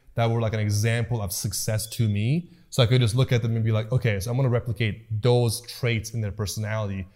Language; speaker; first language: English; early bilingual, other home language; Persian